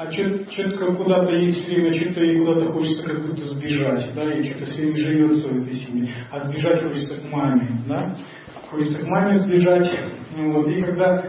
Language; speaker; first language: Russian; native; Russian